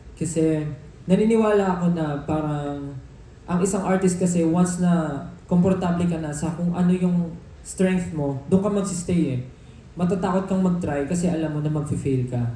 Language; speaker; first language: Filipino; native; Filipino